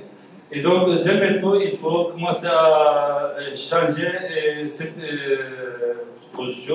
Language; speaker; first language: French; non-native, fluent; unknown